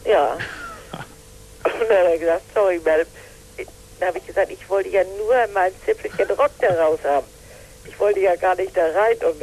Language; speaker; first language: German; native; German